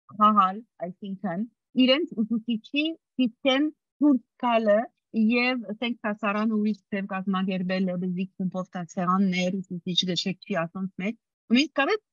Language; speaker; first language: Armenian; early bilingual, heritage; Armenian